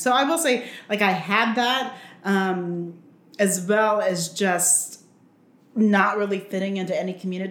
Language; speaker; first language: English; native; English